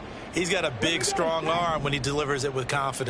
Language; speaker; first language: English; native; English